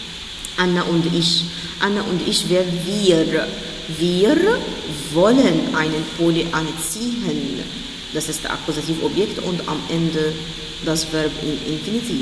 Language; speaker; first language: German; non-native, fluent; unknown